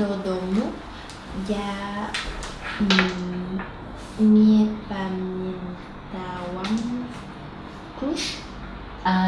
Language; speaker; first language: Polish; non-native, learner; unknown